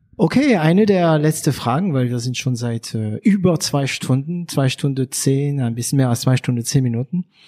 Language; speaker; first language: German; non-native, fluent; French